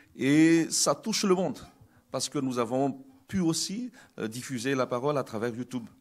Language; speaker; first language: French; non-native, local second language; Malagasy